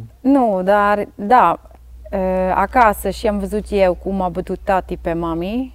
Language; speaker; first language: Romanian; non-native, learner; Dutch